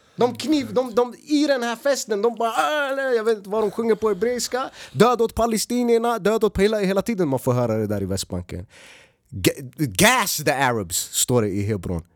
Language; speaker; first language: Swedish; early bilingual, other home language; Arabic